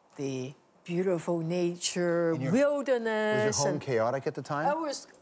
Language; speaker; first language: English; native; English